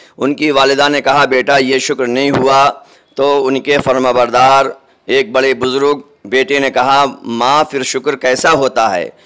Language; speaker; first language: Urdu; native; Urdu